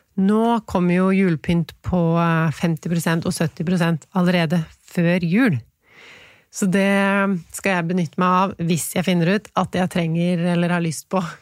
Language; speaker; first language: Norwegian; native; Norwegian